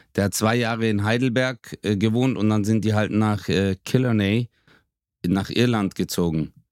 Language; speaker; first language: German; early bilingual, other home language; Turkish